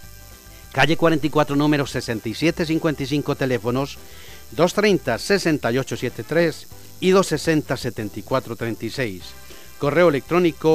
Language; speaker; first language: Spanish; native; Spanish